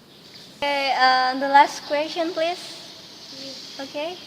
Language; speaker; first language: English; non-native, learner; Indonesian